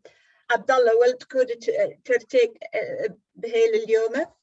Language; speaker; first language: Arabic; non-native, fluent; English